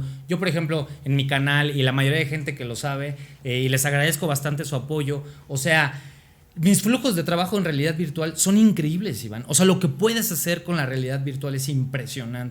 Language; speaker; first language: Spanish; native; Spanish